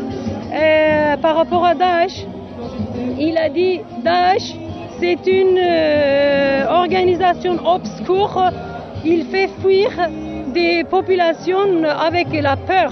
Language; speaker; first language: French; non-native, learner; Kurdish